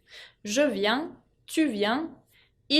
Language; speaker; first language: French; non-native, fluent; Spanish